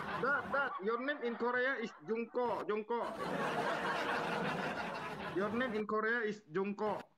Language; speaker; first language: English; non-native, learner; Indonesian